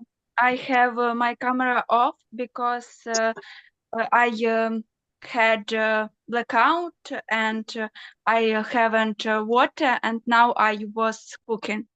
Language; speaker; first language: English; non-native, learner; Ukrainian